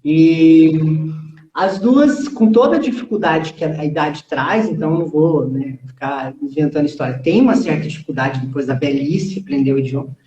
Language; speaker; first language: Portuguese; early bilingual, heritage; Portuguese